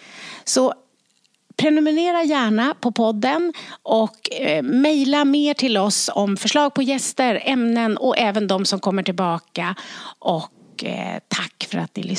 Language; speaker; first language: Swedish; native; Swedish